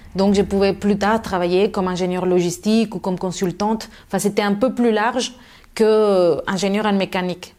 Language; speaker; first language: French; non-native, fluent; Spanish